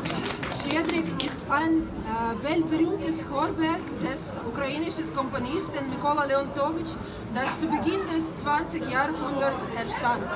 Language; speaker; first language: German; non-native, learner; Ukrainian